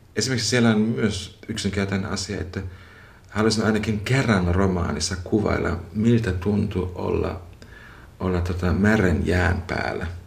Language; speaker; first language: Finnish; non-native, fluent; German